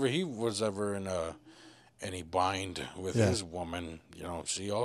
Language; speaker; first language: English; native; English